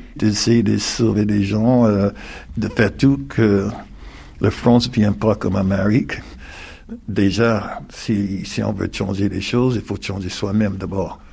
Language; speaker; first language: French; non-native, fluent; English